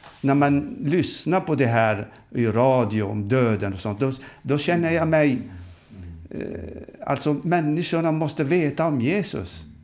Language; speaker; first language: Swedish; non-native, fluent; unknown